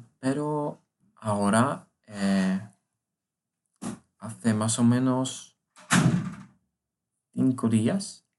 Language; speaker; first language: Spanish; non-native, learner; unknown